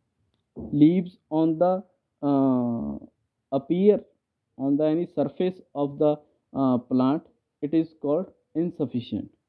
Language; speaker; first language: English; non-native, local second language; Punjabi